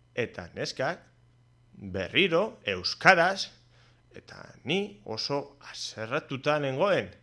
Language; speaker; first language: Basque; non-native, local second language; Spanish